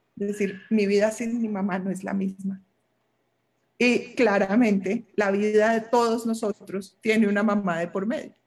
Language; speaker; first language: Spanish; native; Spanish